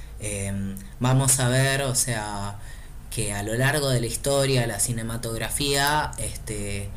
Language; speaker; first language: Spanish; native; Spanish